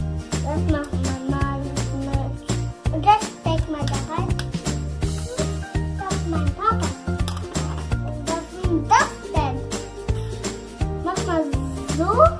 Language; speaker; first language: German; early bilingual, other home language; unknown